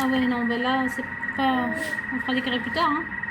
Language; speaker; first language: French; native; French